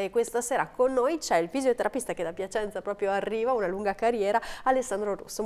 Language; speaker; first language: Italian; native; Italian